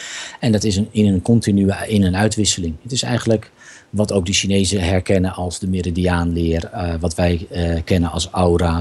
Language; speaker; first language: Dutch; native; Dutch